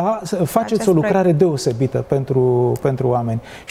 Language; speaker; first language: Romanian; native; Romanian